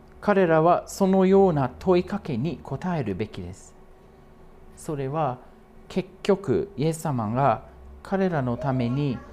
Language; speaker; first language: Japanese; non-native, fluent; English